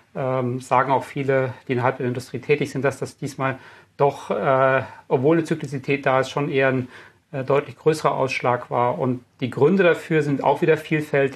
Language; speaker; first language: German; native; German